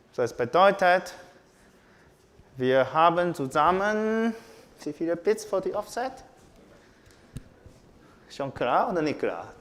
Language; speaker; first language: German; non-native, learner; Chinese